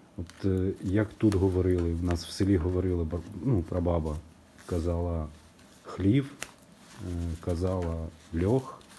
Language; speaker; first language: Ukrainian; non-native, local second language; Russian